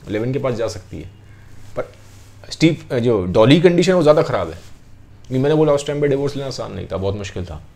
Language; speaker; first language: Hindi; native; Hindi